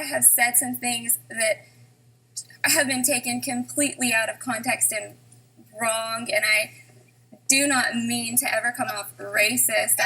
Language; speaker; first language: English; native; English